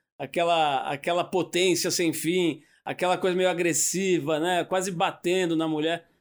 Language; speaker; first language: Portuguese; native; Portuguese